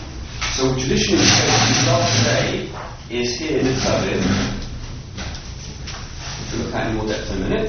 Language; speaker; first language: English; native; English